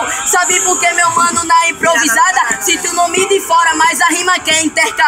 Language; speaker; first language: Portuguese; native; Portuguese